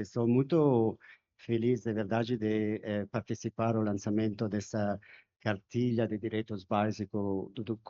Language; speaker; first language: Portuguese; non-native, fluent; Spanish